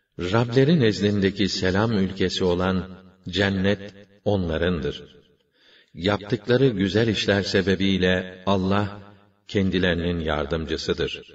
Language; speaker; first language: Turkish; native; Turkish